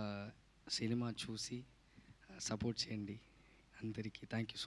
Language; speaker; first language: Telugu; non-native, learner; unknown